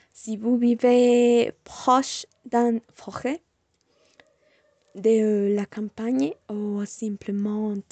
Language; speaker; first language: French; non-native, learner; Spanish